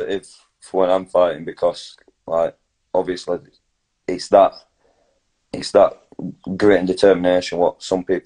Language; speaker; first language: English; native; English